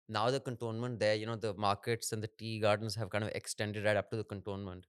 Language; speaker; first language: English; non-native, local second language; Hindi